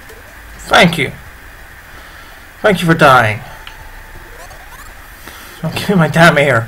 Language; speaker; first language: English; native; English